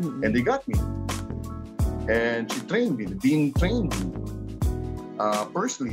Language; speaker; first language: English; non-native, local second language; Filipino